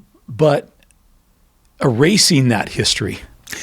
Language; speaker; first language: English; native; English